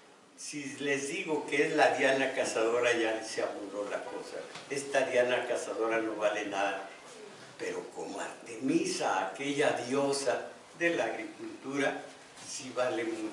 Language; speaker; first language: Spanish; native; Spanish